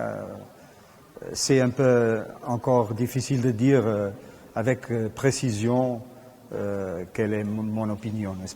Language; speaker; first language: French; non-native, fluent; Portuguese